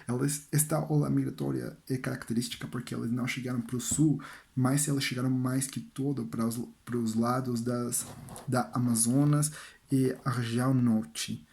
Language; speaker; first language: Portuguese; non-native, learner; Spanish